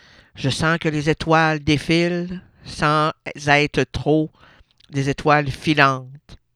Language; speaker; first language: French; native; French